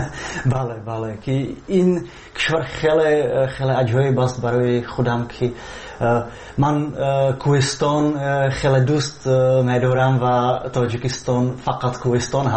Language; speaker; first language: Persian; non-native, fluent; Czech